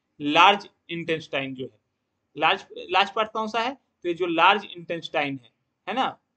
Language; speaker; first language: Hindi; native; Hindi